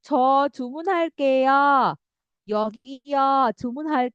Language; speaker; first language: Korean; non-native, fluent; Indonesian